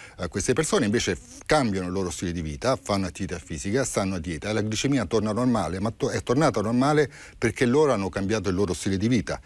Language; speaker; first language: Italian; native; Italian